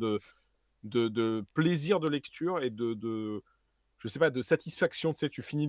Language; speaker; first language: French; native; French